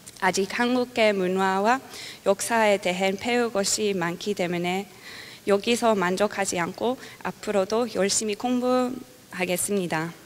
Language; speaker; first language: Korean; non-native, fluent; English